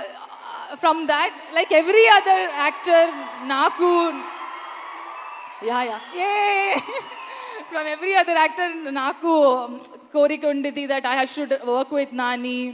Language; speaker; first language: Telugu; non-native, learner; Kannada